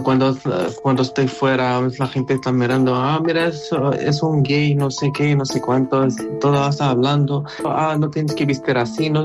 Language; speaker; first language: Spanish; non-native, learner; Arabic